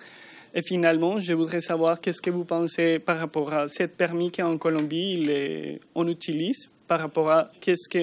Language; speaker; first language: French; non-native, learner; Spanish